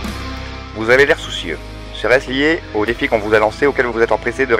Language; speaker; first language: French; native; French